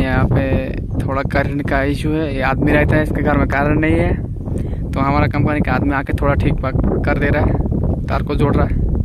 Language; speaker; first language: Hindi; non-native, local second language; Bangla